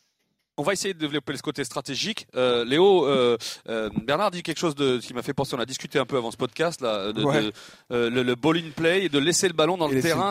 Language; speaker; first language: French; native; French